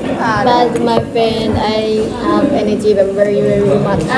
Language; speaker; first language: English; non-native, learner; Thai